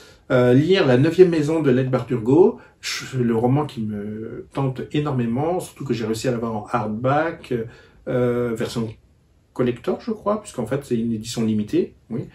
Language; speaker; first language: French; native; French